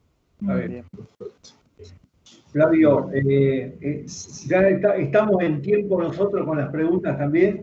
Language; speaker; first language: Spanish; native; Spanish